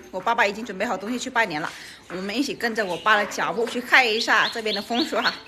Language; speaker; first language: Chinese; non-native, fluent; Vietnamese